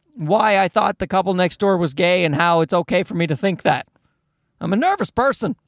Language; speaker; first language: English; native; English